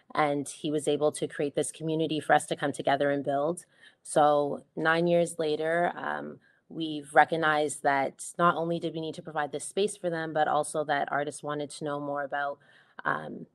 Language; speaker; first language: English; native; English